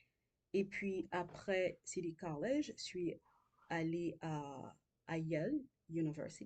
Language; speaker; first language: French; non-native, local second language; Haitian Creole